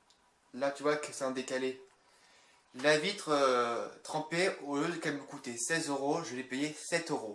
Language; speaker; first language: French; native; French